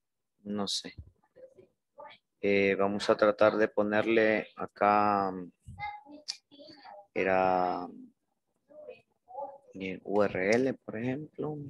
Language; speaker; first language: Spanish; native; Spanish